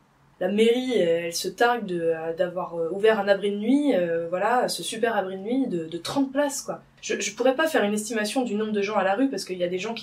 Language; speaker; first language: French; native; French